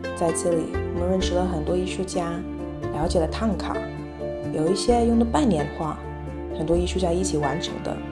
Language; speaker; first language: Chinese; non-native, local second language; English